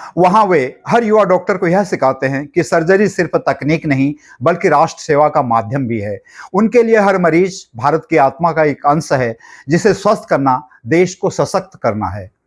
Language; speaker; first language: Hindi; native; Hindi